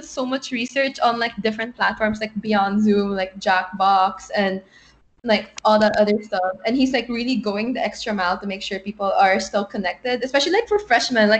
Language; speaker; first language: English; non-native, local second language; Filipino